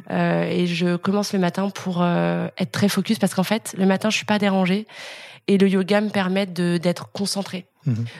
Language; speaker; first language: French; native; French